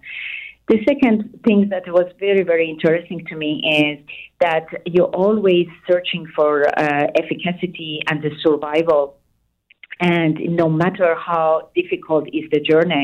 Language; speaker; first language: English; non-native, fluent; Persian